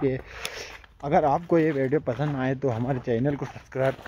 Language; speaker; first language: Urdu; non-native, local second language; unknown